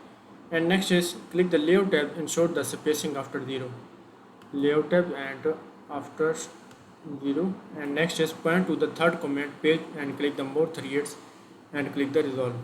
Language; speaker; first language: English; non-native, learner; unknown